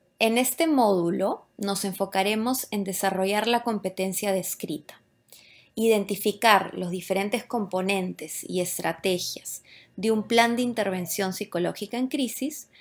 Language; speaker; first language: Spanish; native; Spanish